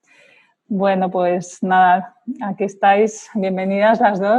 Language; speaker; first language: Spanish; native; Spanish